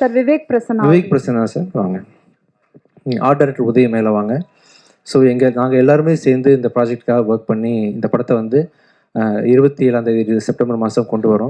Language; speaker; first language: Tamil; native; Tamil